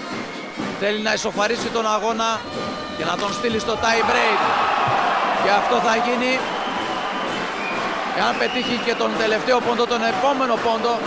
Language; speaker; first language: Greek; native; Greek